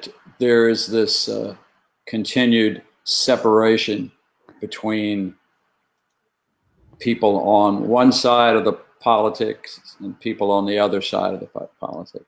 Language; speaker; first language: English; native; English